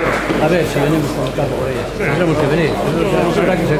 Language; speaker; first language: Spanish; native; Spanish